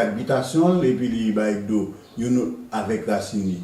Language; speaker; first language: Haitian Creole; native; Haitian Creole